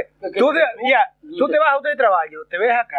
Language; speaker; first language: Spanish; non-native, local second language; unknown